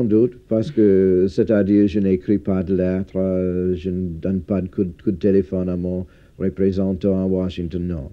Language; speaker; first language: French; non-native, fluent; English